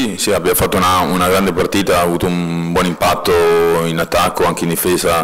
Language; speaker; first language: Italian; native; Italian